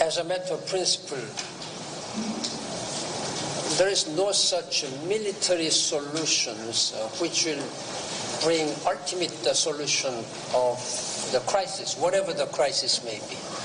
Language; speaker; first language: English; non-native, fluent; Korean